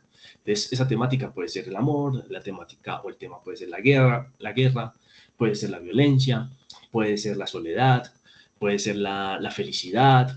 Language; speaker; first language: Spanish; native; Spanish